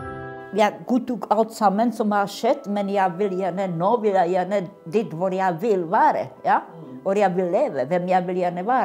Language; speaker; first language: Norwegian; non-native, fluent; Czech